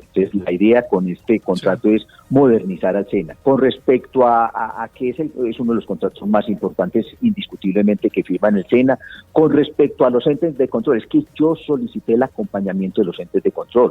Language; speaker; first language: Spanish; native; Spanish